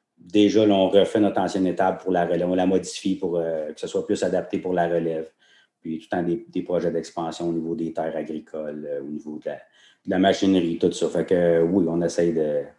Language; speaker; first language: French; native; French